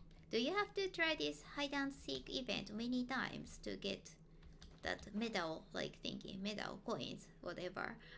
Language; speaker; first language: English; non-native, fluent; Japanese